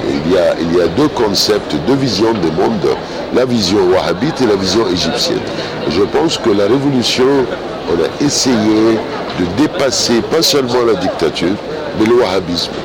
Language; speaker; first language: French; non-native, fluent; Arabic